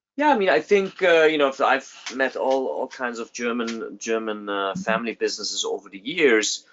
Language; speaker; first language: English; non-native, fluent; German